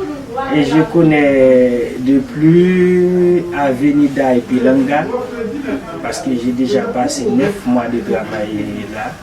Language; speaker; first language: French; non-native, local second language; Haitian Creole